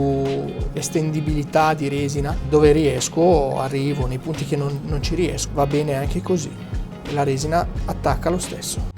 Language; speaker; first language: Italian; native; Italian